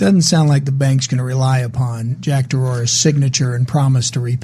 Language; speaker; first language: English; native; English